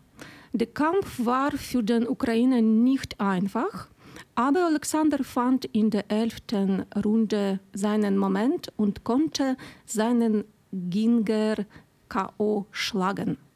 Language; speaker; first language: German; non-native, fluent; Ukrainian